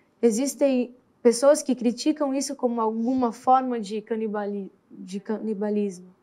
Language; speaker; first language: Portuguese; native; Portuguese